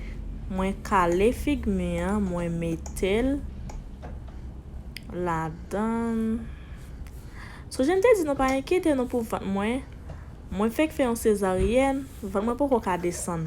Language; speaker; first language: French; non-native, learner; Haitian Creole